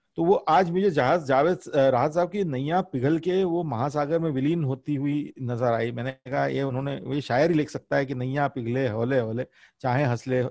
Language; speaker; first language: Hindi; native; Hindi